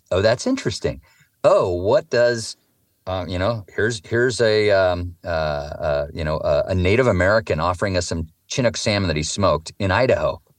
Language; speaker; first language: English; native; English